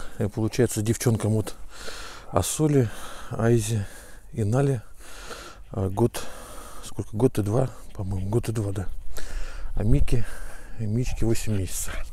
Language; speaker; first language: Russian; native; Russian